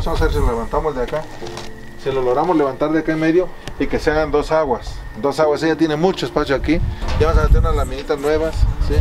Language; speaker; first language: Spanish; native; Spanish